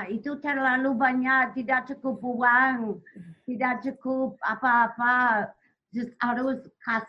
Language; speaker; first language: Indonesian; non-native, learner; English